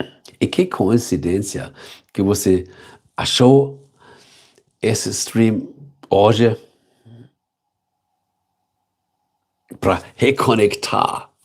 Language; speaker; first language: Portuguese; non-native, learner; German